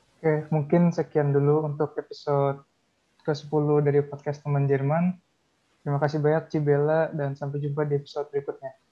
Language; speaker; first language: Indonesian; native; Indonesian